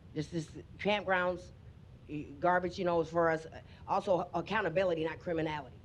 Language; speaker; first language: English; native; English